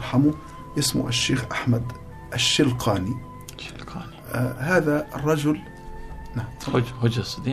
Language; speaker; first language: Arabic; non-native, fluent; Turkish